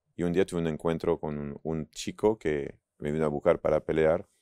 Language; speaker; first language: Spanish; non-native, fluent; French